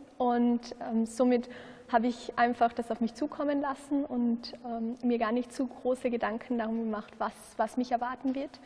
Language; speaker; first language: German; native; German